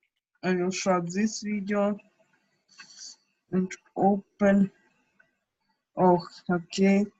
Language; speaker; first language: English; non-native, fluent; Russian